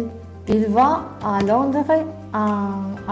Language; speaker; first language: French; non-native, learner; Spanish